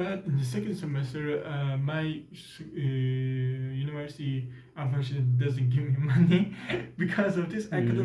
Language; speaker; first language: English; non-native, learner; Turkish